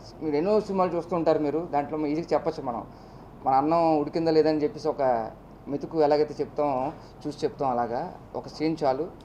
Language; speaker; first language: Telugu; native; Telugu